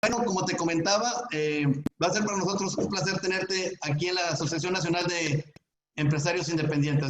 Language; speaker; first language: Spanish; native; Spanish